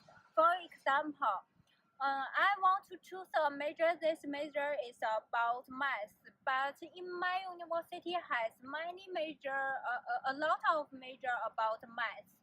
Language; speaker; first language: English; non-native, learner; Chinese